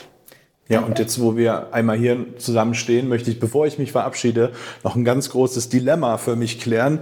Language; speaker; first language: German; native; German